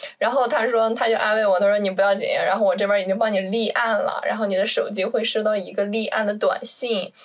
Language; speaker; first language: Chinese; native; Chinese